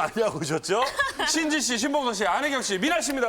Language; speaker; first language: Korean; native; Korean